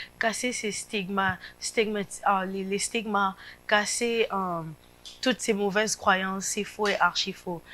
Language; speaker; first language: French; non-native, local second language; Lingala